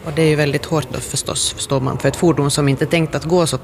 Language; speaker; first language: Swedish; native; Swedish